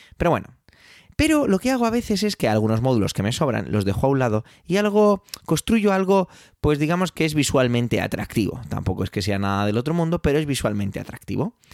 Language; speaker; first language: Spanish; early bilingual, other home language; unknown